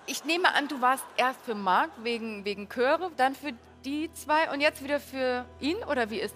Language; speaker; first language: German; native; German